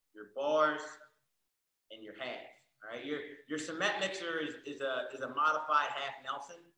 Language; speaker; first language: English; native; English